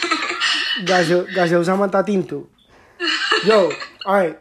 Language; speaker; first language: English; early bilingual, other home language; Spanish